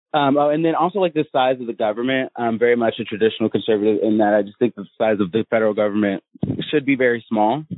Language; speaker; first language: English; native; English